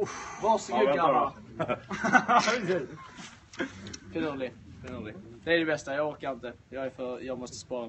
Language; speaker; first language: Swedish; native; Swedish